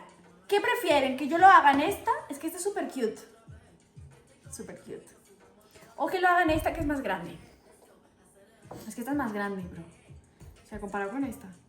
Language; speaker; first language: Spanish; early bilingual, other home language; Portuguese